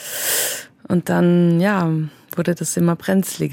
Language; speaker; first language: German; native; German